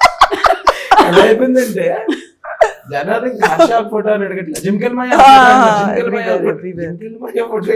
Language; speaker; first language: Telugu; native; Telugu